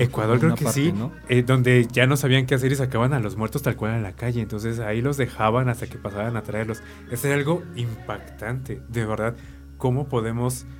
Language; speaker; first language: Spanish; native; Spanish